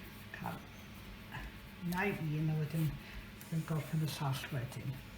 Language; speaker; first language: Welsh; native; Welsh